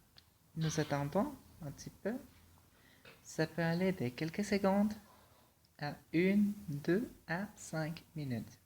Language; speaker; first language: French; non-native, fluent; Spanish